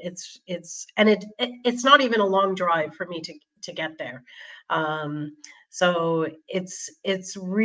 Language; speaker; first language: English; native; English